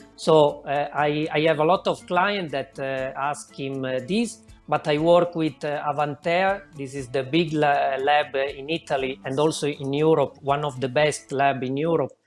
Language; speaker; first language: English; non-native, learner; Italian